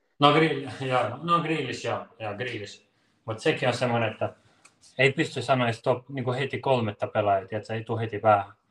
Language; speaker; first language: Finnish; early bilingual, other home language; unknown